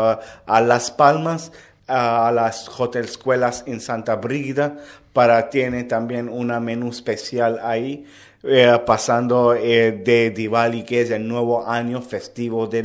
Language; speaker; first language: Spanish; non-native, learner; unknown